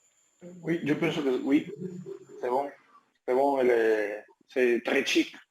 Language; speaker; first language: French; non-native, learner; Spanish